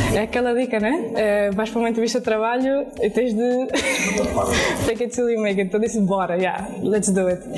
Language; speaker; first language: Portuguese; early bilingual, other home language; Spanish